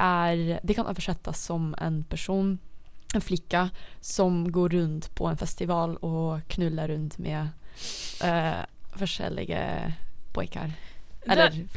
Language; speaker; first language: Swedish; non-native, fluent; Dutch